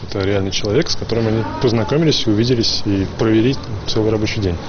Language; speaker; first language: Russian; native; Russian